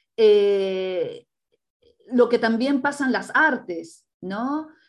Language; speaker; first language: Spanish; native; Spanish